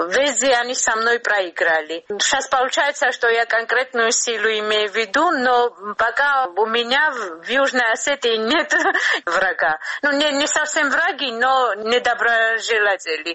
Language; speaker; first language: Russian; non-native, local second language; Georgian